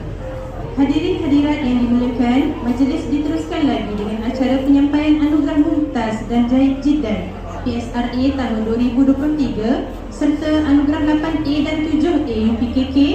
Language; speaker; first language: Malay; native; Malay